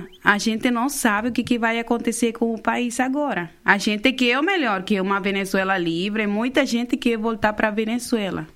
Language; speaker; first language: Portuguese; non-native, fluent; Spanish